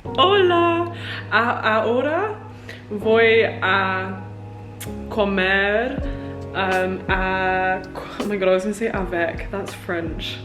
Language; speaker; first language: Spanish; non-native, learner; English